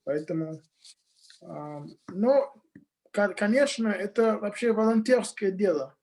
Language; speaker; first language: Russian; non-native, fluent; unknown